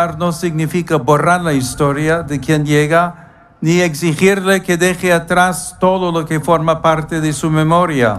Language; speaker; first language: Spanish; non-native, fluent; English